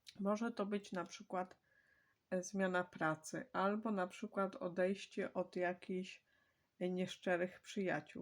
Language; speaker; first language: Polish; native; Polish